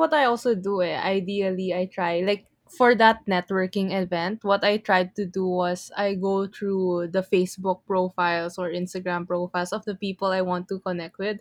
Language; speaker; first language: English; non-native, local second language; Filipino